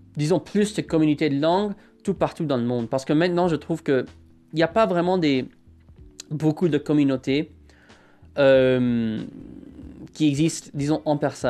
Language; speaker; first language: French; non-native, fluent; English